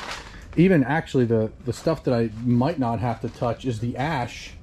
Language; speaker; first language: English; native; English